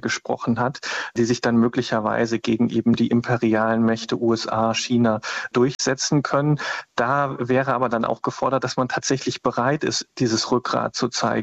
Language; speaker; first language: German; native; German